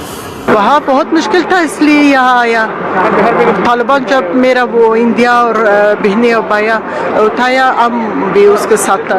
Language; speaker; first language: Hindi; non-native, learner; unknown